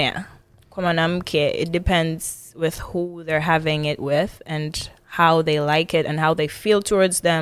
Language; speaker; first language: English; non-native, local second language; Swahili